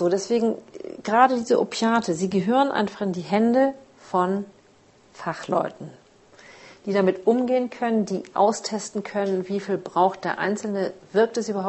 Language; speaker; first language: German; native; German